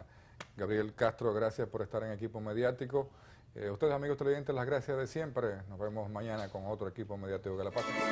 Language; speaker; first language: Spanish; native; Spanish